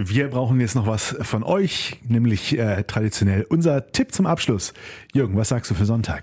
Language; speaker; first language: German; native; German